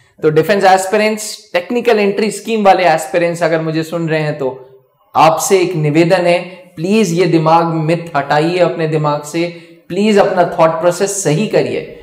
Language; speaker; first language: Hindi; native; Hindi